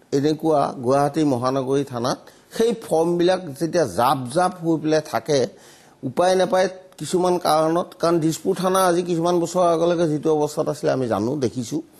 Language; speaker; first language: Assamese; native; Assamese